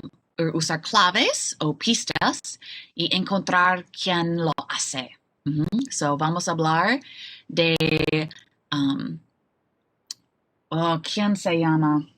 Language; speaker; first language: Spanish; non-native, fluent; English